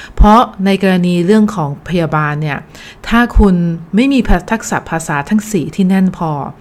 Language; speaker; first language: Thai; native; Thai